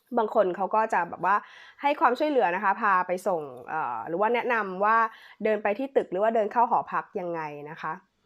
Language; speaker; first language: Thai; native; Thai